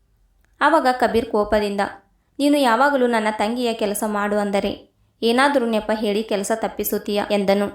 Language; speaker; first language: Kannada; native; Kannada